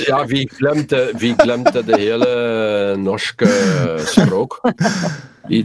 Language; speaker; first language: Norwegian; non-native, learner; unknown